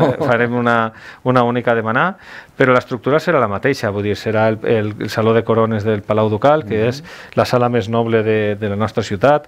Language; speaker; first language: Catalan; native; Catalan